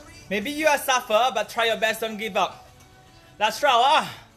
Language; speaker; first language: English; non-native, local second language; Chinese